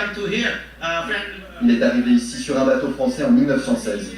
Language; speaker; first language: French; non-native, fluent; Vietnamese